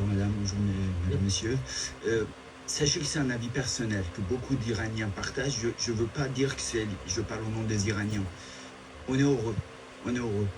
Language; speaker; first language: French; early bilingual, other home language; Persian